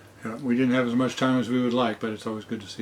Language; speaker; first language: English; native; English